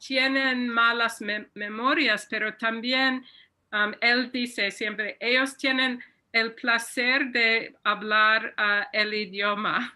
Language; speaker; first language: Spanish; non-native, fluent; English